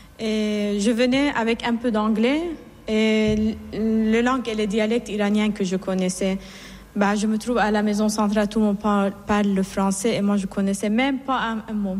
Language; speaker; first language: French; non-native, fluent; Assyrian Neo-Aramaic